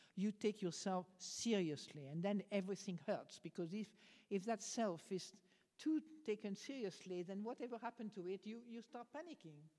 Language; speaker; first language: English; non-native, fluent; French